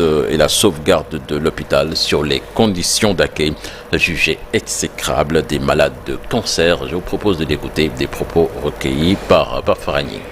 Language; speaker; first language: French; non-native, local second language; Wolof